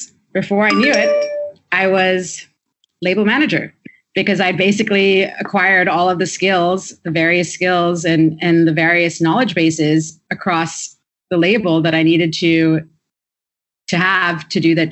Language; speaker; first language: English; native; English